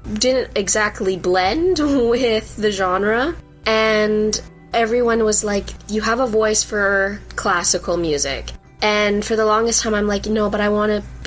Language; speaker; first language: English; native; English